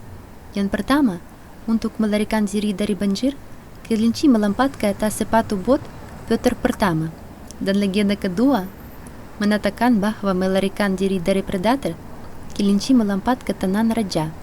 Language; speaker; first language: Indonesian; non-native, fluent; Russian